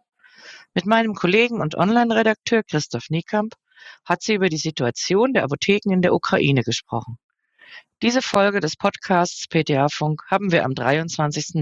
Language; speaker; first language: German; native; German